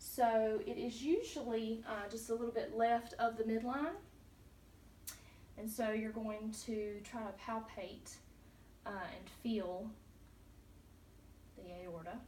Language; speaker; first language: English; native; English